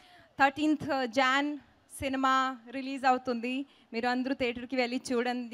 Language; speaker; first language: Telugu; non-native, local second language; Hindi